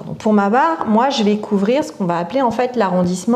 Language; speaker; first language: French; native; French